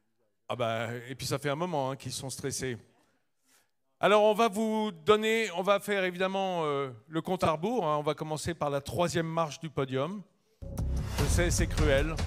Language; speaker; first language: French; native; French